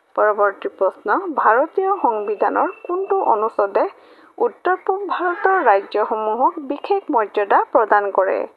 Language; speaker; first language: Assamese; native; Assamese